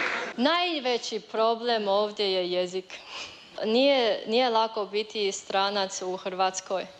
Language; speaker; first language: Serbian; non-native, learner; Chinese